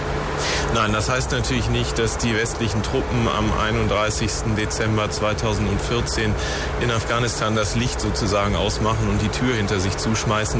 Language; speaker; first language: German; native; German